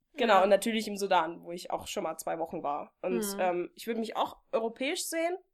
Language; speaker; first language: German; native; German